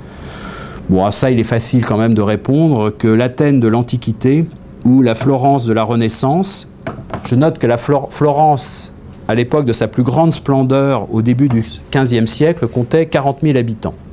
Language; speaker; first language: French; native; French